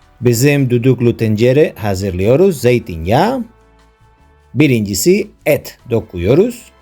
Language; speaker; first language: Turkish; non-native, learner; Spanish